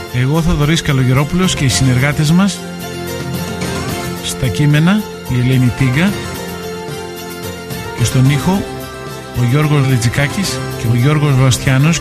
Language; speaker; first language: Greek; native; Greek